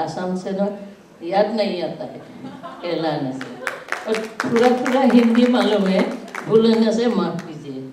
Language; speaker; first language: Hindi; non-native, local second language; Assamese